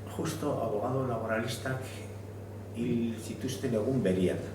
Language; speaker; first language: Basque; native; Basque